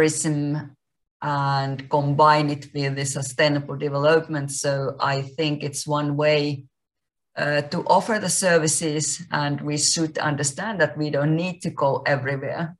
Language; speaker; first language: English; non-native, fluent; Finnish